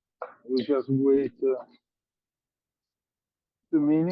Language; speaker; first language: English; non-native, learner; Italian